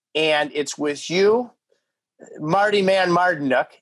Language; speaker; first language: English; native; English